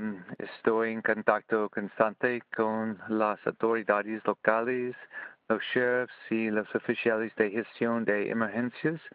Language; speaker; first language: Spanish; non-native, learner; English